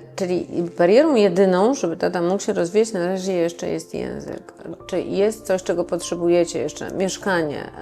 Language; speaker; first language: Polish; native; Polish